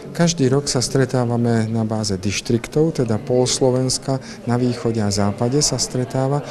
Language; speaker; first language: Slovak; native; Slovak